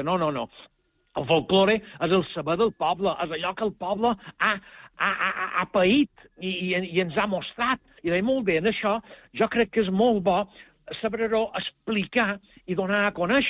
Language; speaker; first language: Catalan; native; Catalan